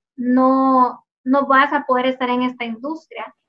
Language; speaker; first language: Spanish; native; Spanish